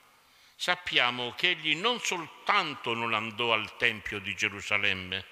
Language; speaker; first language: Italian; native; Italian